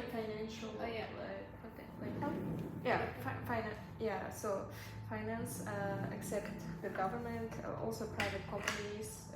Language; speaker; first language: English; non-native, learner; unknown